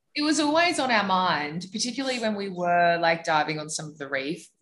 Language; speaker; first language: English; native; English